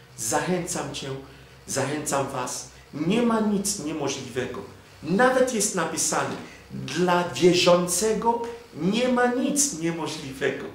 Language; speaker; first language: Polish; non-native, fluent; Igbo